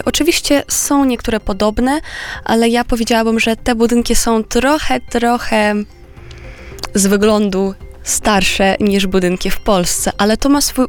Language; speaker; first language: Polish; non-native, fluent; Romanian